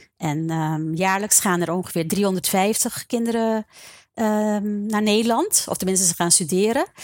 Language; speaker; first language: Dutch; non-native, local second language; Papiamento